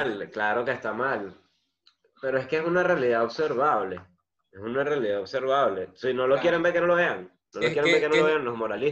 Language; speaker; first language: Spanish; native; Spanish